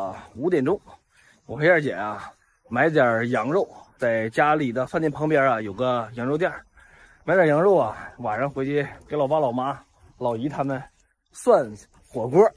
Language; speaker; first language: Chinese; native; Chinese